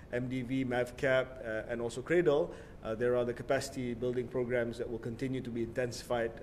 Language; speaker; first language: English; non-native, local second language; Malay